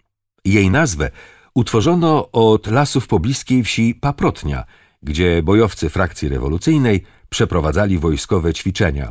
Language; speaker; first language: Polish; native; Polish